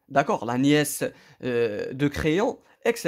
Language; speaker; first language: French; non-native, local second language; Arabic